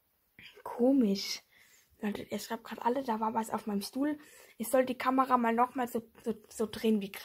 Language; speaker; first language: German; native; German